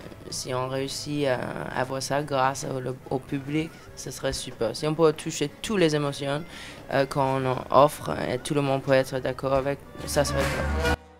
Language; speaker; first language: French; non-native, fluent; English